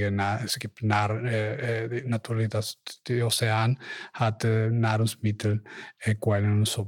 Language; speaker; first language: German; non-native, learner; Spanish